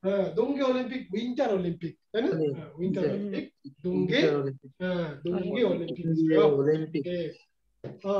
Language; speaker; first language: Korean; non-native, learner; Bangla